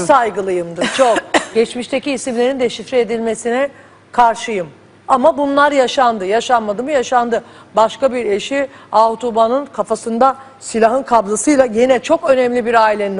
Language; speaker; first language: Turkish; native; Turkish